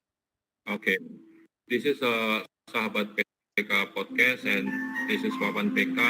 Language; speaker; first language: English; non-native, learner; Indonesian